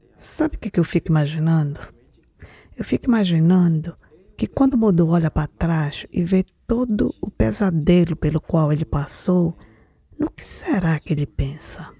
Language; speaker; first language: Portuguese; native; Portuguese